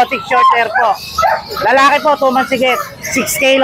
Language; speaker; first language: Filipino; native; Filipino